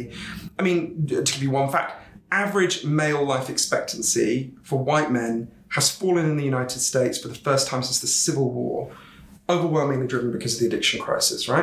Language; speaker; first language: English; native; English